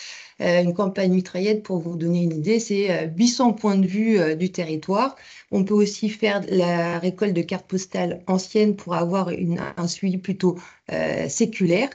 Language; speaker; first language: French; native; French